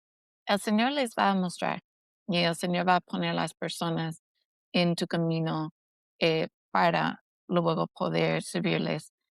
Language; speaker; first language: Spanish; non-native, fluent; English